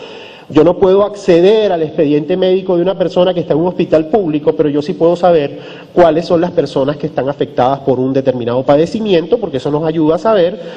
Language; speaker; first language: Spanish; native; Spanish